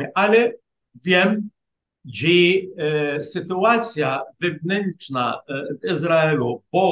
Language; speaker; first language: Polish; non-native, fluent; Arabic